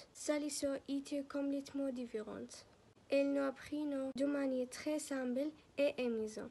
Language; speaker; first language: French; non-native, learner; Arabic